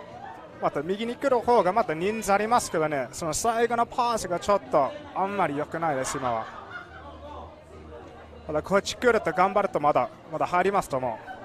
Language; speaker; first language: Japanese; non-native, learner; English